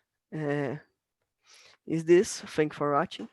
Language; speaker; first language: English; non-native, learner; Portuguese